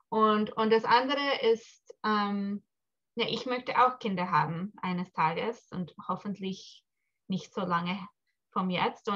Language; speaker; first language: German; early bilingual, heritage; English